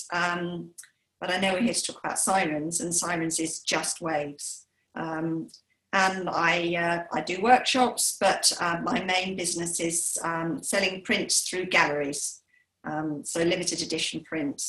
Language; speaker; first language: English; native; English